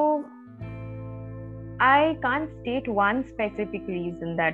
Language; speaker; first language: English; non-native, local second language; Bangla